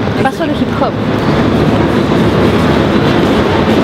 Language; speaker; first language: Spanish; native; Spanish